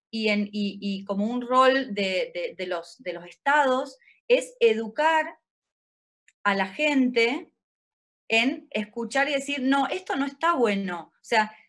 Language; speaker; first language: Spanish; native; Spanish